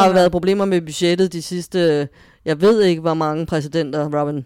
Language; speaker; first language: Danish; native; Danish